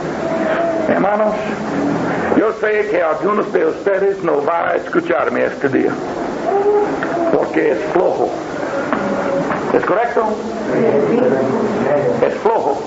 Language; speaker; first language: Spanish; non-native, learner; English